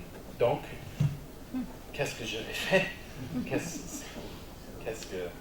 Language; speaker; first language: French; non-native, learner; English